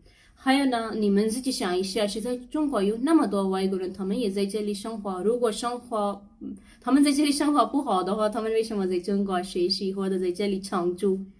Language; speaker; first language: Chinese; non-native, learner; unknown